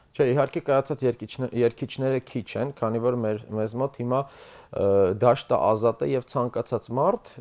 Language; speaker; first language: Armenian; native; Armenian